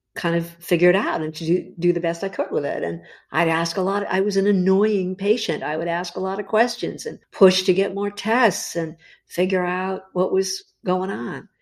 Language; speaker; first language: English; native; English